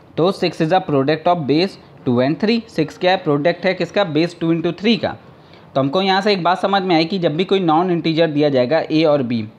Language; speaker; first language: Hindi; native; Hindi